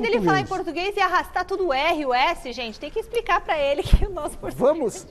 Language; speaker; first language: Portuguese; native; Portuguese